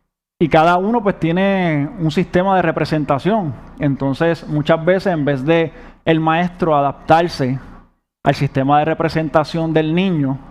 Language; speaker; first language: Spanish; native; Spanish